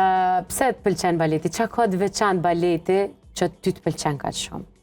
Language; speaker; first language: Albanian; native; Albanian